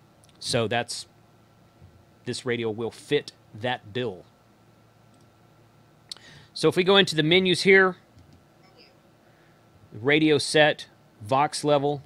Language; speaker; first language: English; native; English